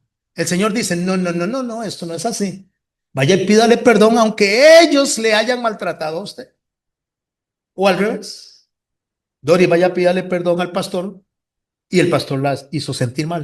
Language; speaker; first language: Spanish; native; Spanish